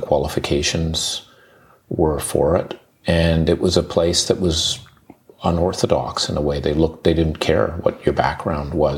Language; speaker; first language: English; native; English